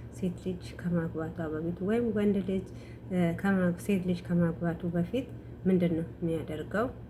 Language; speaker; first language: Amharic; non-native, local second language; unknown